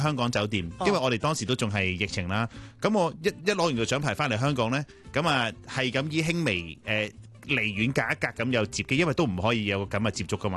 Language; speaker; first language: Cantonese; native; Cantonese